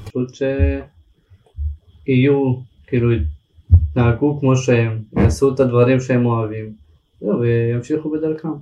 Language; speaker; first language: Hebrew; early bilingual, other home language; Russian